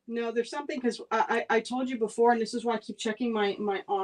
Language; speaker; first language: English; native; English